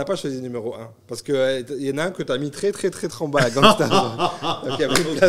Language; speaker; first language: French; native; French